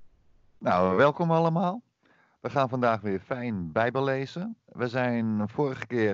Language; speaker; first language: Dutch; native; Dutch